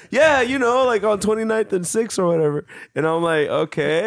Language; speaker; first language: English; early bilingual, other home language; Spanish